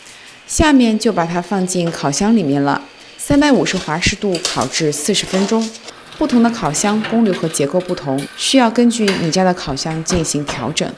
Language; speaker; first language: Chinese; native; Chinese